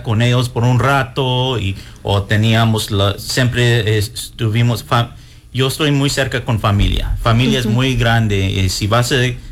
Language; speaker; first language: Spanish; early bilingual, heritage; Spanish